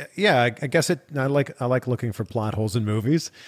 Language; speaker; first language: English; native; English